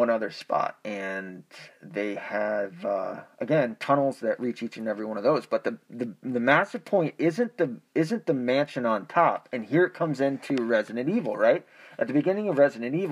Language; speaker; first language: English; native; English